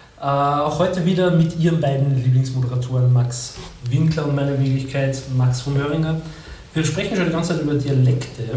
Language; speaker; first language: German; native; German